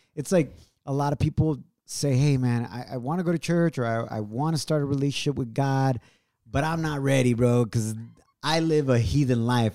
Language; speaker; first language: English; early bilingual, other home language; Spanish